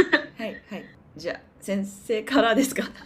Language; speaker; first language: Japanese; non-native, learner; English